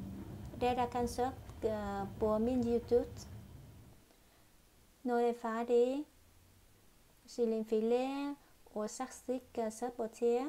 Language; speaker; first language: Norwegian; non-native, learner; Vietnamese